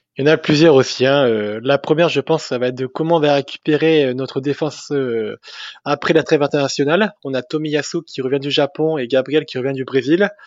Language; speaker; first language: French; native; French